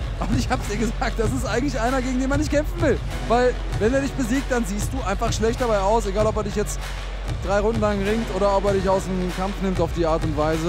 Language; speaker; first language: German; native; German